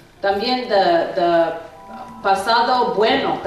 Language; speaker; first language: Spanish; non-native, learner; English